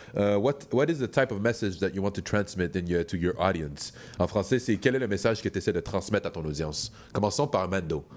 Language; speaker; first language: French; native; French